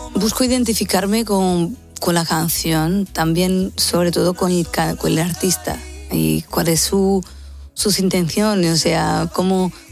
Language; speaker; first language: Spanish; non-native, fluent; Portuguese